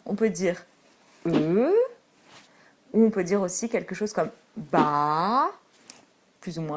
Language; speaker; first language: French; native; French